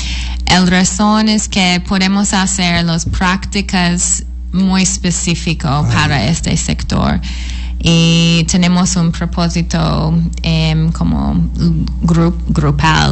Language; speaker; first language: Spanish; non-native, fluent; English